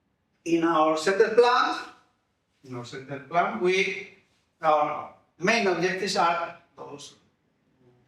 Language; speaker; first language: English; non-native, fluent; Spanish